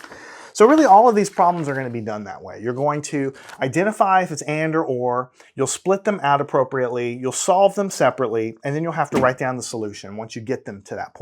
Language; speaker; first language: English; native; English